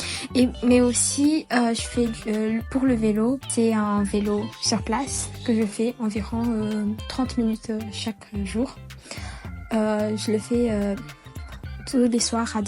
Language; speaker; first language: French; non-native, local second language; Malagasy